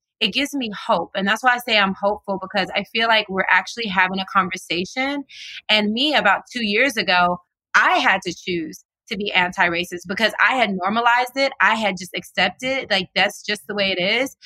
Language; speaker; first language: English; native; English